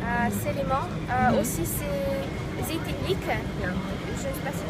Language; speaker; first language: French; non-native, learner; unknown